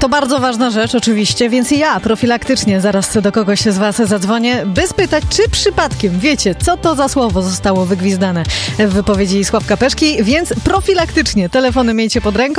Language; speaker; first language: Polish; native; Polish